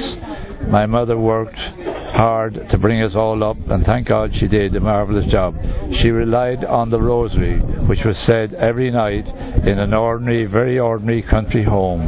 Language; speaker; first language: English; native; English